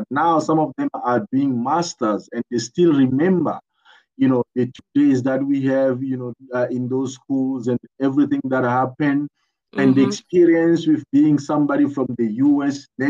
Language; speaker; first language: English; non-native, fluent; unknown